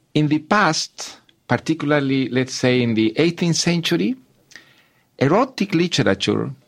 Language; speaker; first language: English; non-native, fluent; Spanish